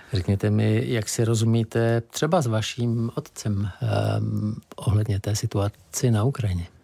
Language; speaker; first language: Czech; native; Czech